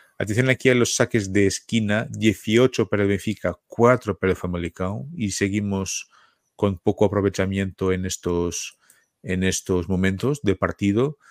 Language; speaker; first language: Spanish; non-native, fluent; Portuguese